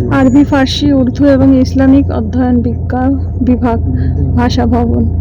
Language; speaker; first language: Bangla; native; Bangla